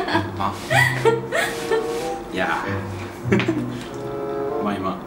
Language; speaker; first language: Japanese; non-native, learner; Spanish